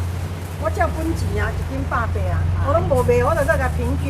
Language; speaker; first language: Chinese; native; Chinese